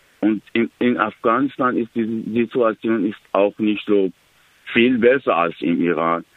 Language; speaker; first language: German; non-native, learner; Persian